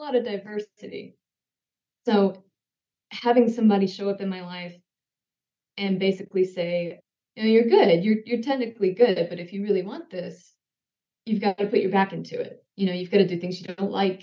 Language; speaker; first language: English; native; English